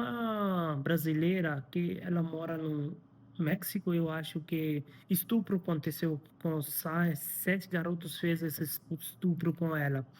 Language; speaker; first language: Portuguese; non-native, learner; Hindi